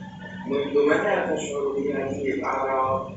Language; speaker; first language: Arabic; non-native, fluent; Indonesian